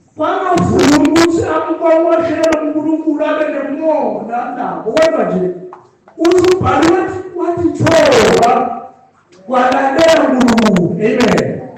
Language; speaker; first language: Zulu; non-native, local second language; Swati